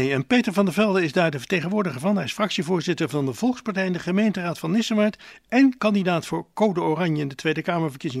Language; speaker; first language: Dutch; native; Dutch